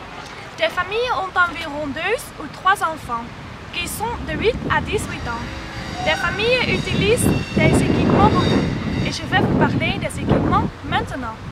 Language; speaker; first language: French; non-native, learner; Dutch